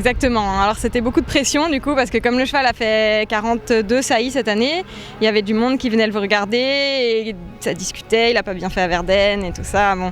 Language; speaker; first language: French; native; French